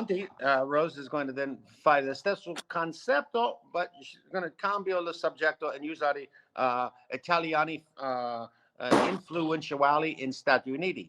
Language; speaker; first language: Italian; non-native, learner; English